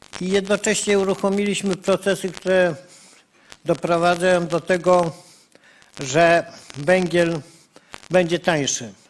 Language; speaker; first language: Polish; native; Polish